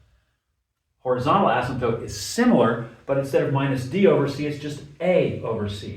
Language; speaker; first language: English; native; English